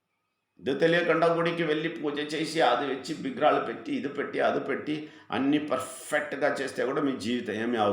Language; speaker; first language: Telugu; non-native, fluent; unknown